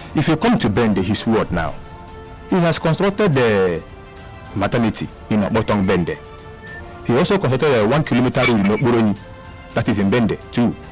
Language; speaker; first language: English; non-native, local second language; Igbo